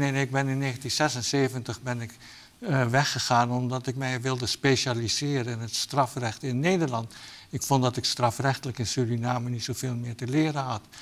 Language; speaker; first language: Dutch; native; Dutch